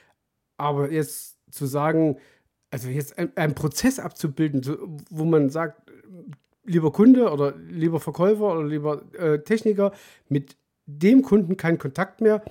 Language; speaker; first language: German; native; German